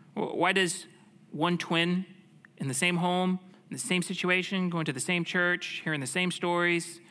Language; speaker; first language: English; native; English